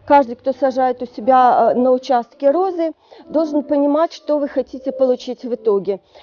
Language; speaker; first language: Russian; native; Russian